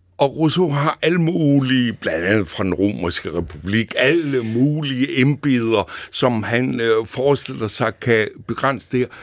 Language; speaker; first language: Danish; native; Danish